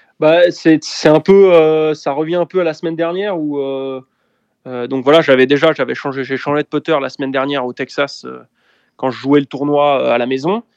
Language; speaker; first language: French; native; French